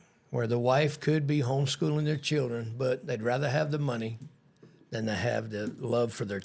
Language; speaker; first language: English; native; English